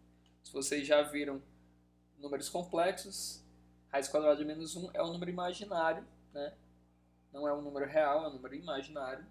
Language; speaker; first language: Portuguese; native; Portuguese